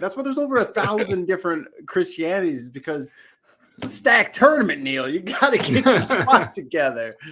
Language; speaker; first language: English; native; English